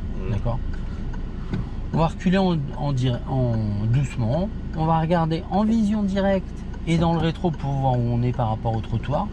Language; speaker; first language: French; native; French